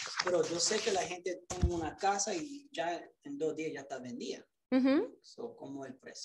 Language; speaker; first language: Spanish; early bilingual, other home language; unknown